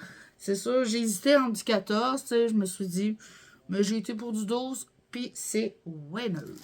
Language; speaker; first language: French; native; French